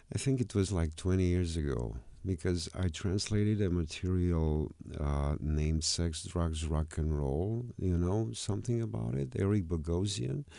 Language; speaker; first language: English; non-native, fluent; Romanian